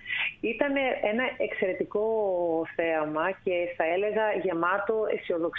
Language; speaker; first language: Greek; native; Greek